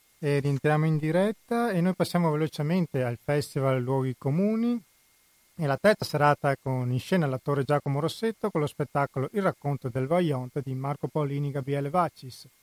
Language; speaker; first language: Italian; native; Italian